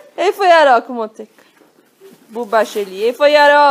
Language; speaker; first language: Hebrew; non-native, fluent; Portuguese